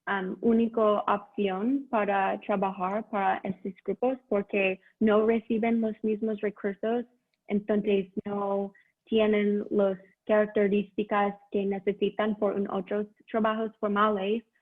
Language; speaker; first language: Spanish; non-native, learner; English